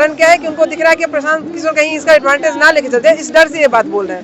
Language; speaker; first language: Hindi; native; Hindi